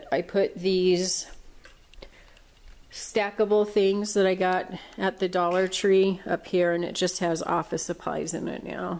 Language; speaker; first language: English; native; English